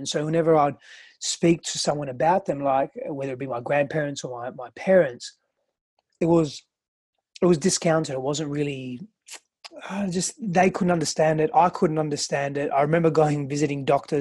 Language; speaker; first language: English; early bilingual, other home language; Greek